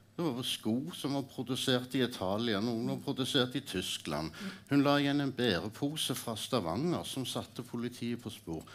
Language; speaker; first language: Norwegian; native; Norwegian